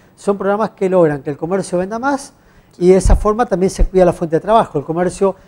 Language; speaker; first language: Spanish; native; Spanish